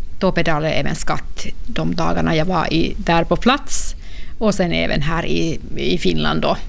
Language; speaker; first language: Swedish; non-native, local second language; Finnish